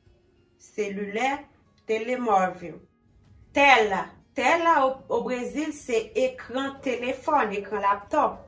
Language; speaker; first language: French; non-native, local second language; Haitian Creole